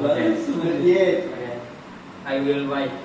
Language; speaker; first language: English; non-native, learner; Indonesian